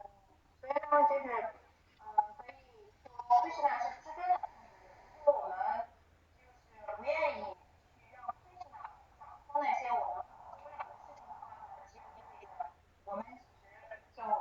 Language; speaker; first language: Chinese; native; Chinese